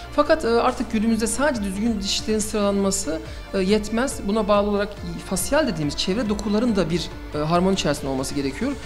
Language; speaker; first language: Turkish; early bilingual, heritage; Turkish